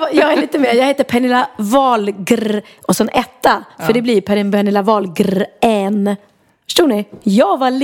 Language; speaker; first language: Swedish; native; Swedish